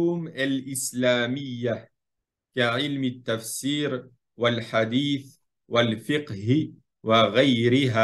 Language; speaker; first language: Arabic; non-native, fluent; French